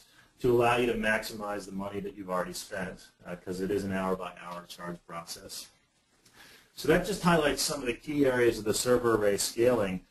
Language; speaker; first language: English; native; English